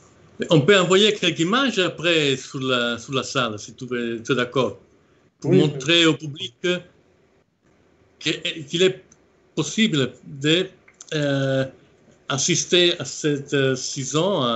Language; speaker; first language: French; non-native, fluent; Italian